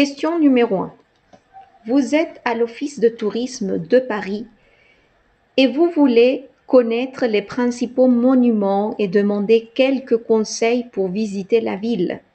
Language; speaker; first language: French; non-native, fluent; Spanish